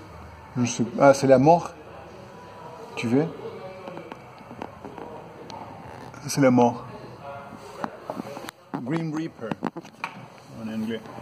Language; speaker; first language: French; non-native, fluent; Spanish